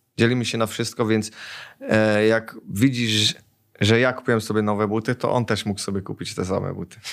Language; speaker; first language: Polish; early bilingual, heritage; Polish